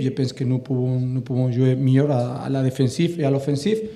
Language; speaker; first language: French; non-native, learner; Catalan